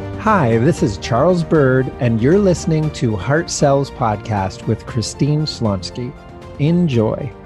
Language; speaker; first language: English; native; English